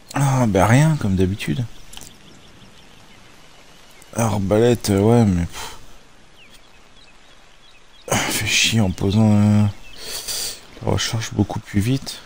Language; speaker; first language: French; native; French